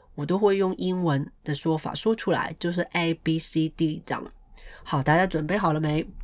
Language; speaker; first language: Chinese; non-native, local second language; Cantonese